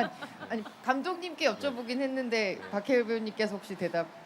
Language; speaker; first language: Korean; native; Korean